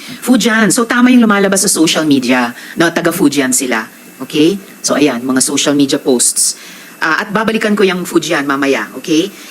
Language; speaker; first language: Filipino; native; Filipino